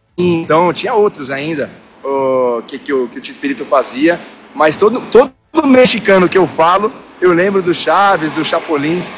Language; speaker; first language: Portuguese; native; Portuguese